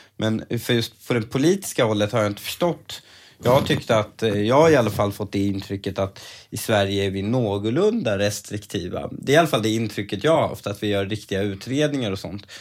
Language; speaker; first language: Swedish; native; Swedish